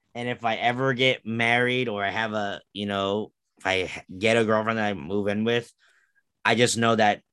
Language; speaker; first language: English; early bilingual, other home language; Filipino